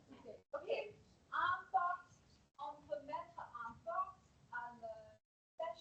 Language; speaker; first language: French; non-native, fluent; English